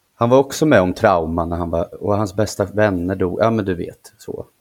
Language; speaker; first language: Swedish; native; Swedish